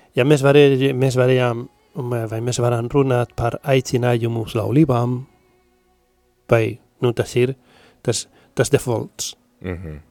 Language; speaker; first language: Latvian; non-native, learner; Spanish